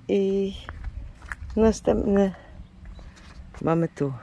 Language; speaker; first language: Polish; non-native, learner; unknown